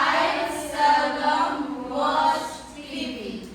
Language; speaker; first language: English; non-native, learner; Indonesian